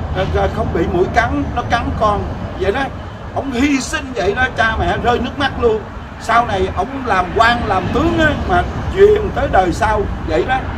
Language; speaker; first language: Vietnamese; native; Vietnamese